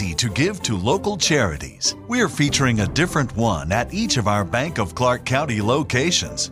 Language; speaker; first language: Spanish; native; Spanish